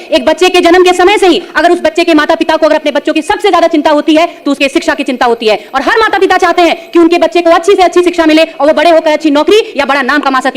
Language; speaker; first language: Hindi; native; Hindi